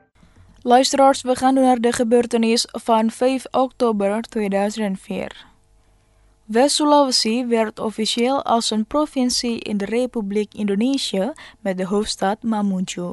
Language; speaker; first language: Dutch; non-native, fluent; Indonesian